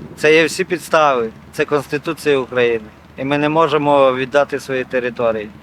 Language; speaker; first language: Ukrainian; native; Ukrainian